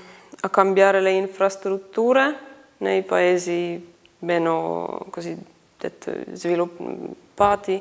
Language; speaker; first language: Italian; non-native, fluent; Finnish